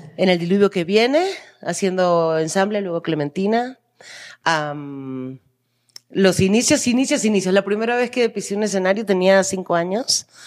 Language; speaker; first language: Spanish; native; Spanish